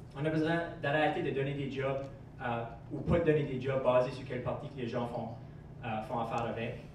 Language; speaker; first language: French; non-native, local second language; English